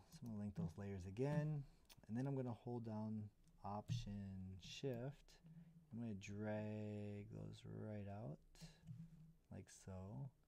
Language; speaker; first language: English; native; English